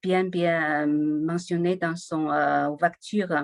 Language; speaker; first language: French; non-native, learner; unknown